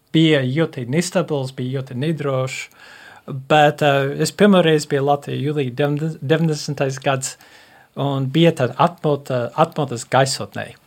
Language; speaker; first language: Latvian; early bilingual, heritage; Latvian